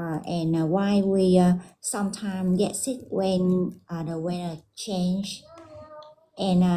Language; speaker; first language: English; non-native, learner; Vietnamese